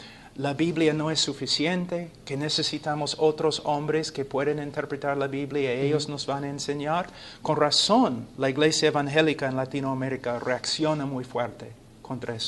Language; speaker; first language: Spanish; non-native, fluent; English